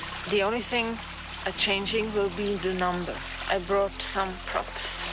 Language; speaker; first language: English; non-native, fluent; Czech